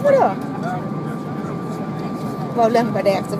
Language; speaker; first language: Swedish; non-native, learner; Thai